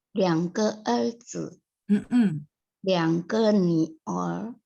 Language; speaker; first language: Chinese; non-native, learner; Indonesian